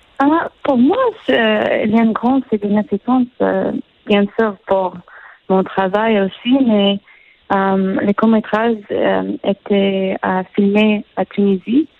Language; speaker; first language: French; non-native, learner; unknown